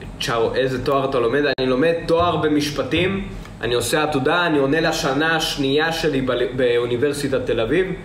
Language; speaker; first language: Hebrew; early bilingual, other home language; Russian